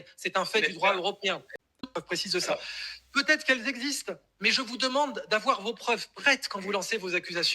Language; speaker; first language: French; native; French